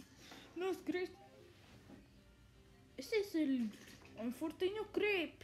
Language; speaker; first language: Spanish; early bilingual, other home language; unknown